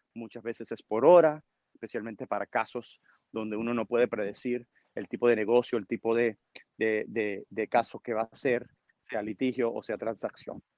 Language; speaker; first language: Spanish; early bilingual, heritage; Spanish